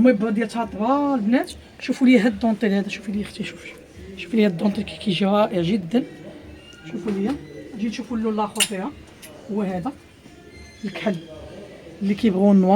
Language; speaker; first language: Arabic; native; Arabic